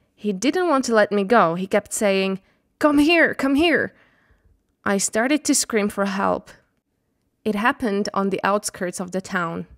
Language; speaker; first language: English; non-native, fluent; Slovak